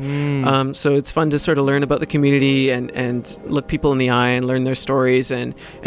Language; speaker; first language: English; native; English